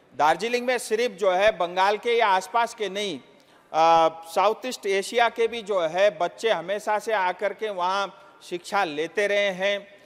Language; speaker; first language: Hindi; non-native, local second language; Nepali